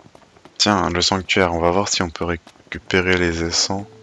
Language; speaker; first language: French; native; French